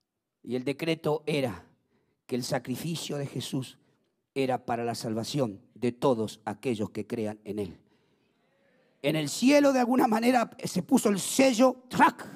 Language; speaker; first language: Spanish; native; Spanish